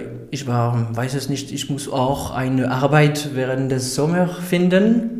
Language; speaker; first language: German; non-native, fluent; French